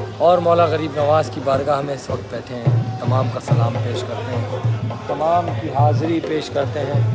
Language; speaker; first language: Urdu; native; Urdu